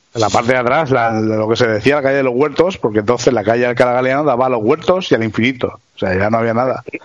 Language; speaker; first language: Spanish; native; Spanish